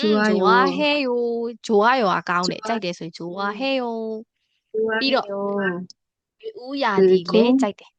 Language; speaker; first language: Korean; non-native, fluent; Burmese